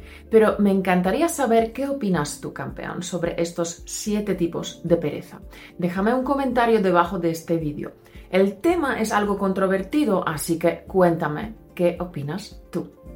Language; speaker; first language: Spanish; non-native, fluent; Polish